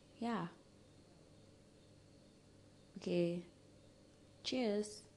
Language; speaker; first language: German; non-native, learner; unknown